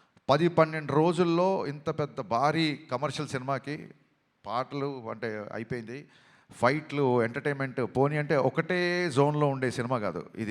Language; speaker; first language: Telugu; native; Telugu